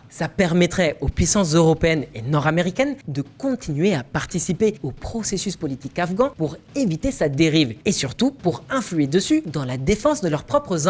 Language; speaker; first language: French; native; French